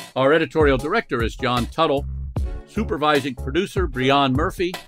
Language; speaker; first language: English; native; English